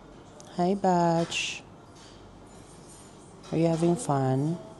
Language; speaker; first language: English; non-native, local second language; Filipino